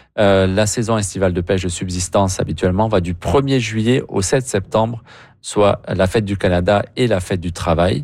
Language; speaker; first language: French; native; French